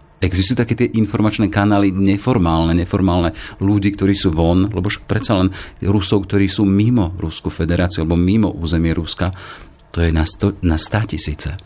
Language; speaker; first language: Slovak; native; Slovak